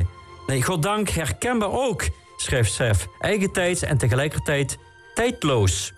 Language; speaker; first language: Dutch; native; Dutch